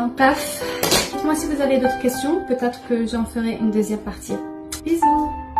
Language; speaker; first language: French; non-native, local second language; Arabic